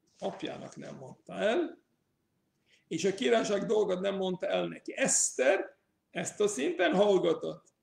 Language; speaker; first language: Hungarian; early bilingual, heritage; English